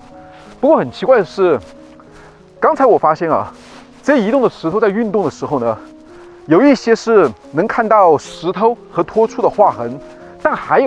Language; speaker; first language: Chinese; native; Chinese